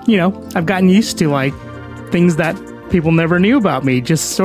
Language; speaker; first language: English; native; English